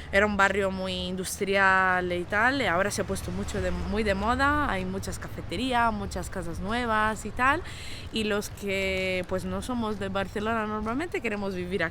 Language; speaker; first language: Spanish; non-native, local second language; Catalan